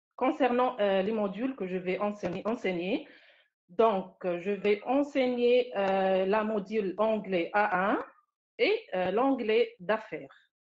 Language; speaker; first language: French; non-native, local second language; Arabic